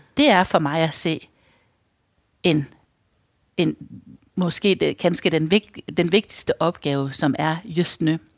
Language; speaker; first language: Danish; native; Danish